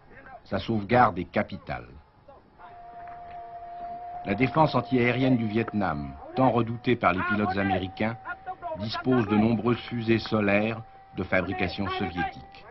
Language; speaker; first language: French; native; French